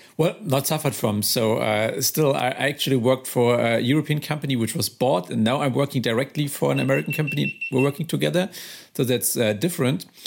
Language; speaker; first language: English; non-native, fluent; German